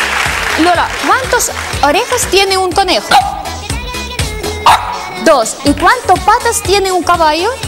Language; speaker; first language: Spanish; non-native, learner; Russian